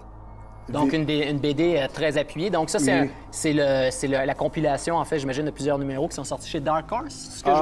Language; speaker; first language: French; native; French